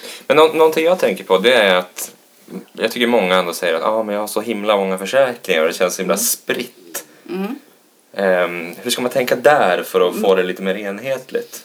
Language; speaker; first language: Swedish; native; Swedish